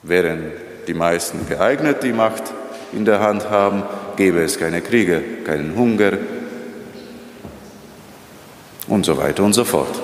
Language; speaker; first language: German; non-native, fluent; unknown